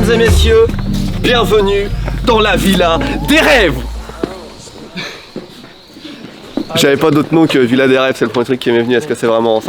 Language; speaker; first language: French; native; French